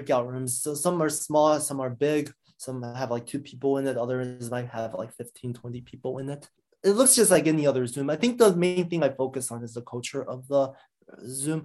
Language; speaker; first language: English; native; English